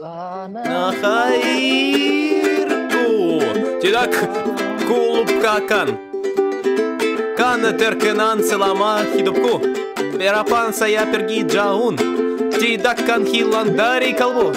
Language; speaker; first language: Indonesian; non-native, learner; Russian